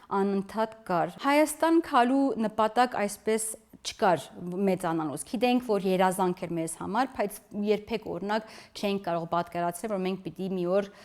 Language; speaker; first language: Armenian; early bilingual, heritage; Armenian